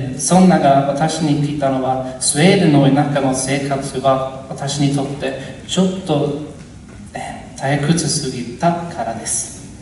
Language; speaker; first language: Japanese; non-native, learner; Swedish